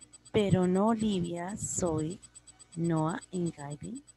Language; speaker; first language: English; non-native, learner; Spanish